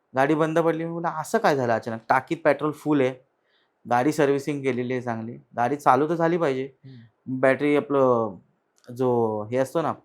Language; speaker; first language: Marathi; native; Marathi